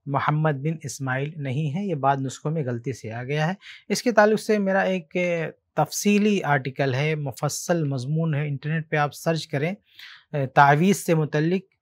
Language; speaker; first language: Hindi; native; Hindi